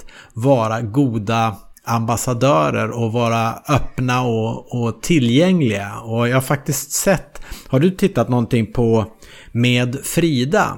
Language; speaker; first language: Swedish; native; Swedish